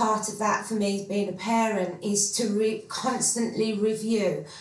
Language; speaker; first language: English; native; English